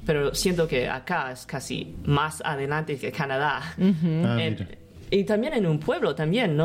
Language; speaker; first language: Spanish; non-native, learner; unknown